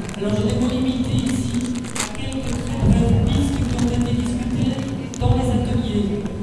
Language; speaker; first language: French; native; French